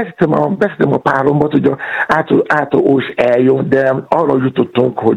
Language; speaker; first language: Hungarian; non-native, learner; Yoruba